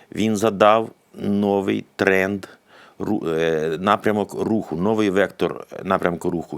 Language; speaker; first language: Ukrainian; native; Ukrainian